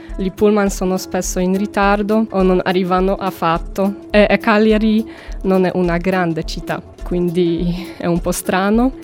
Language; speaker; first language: Italian; non-native, fluent; Polish